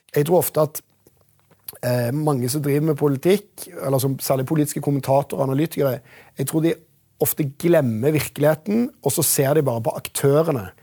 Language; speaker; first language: Norwegian; native; Norwegian